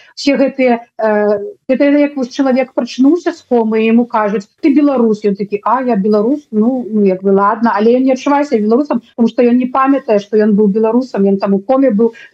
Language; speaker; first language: Belarusian; non-native, local second language; Russian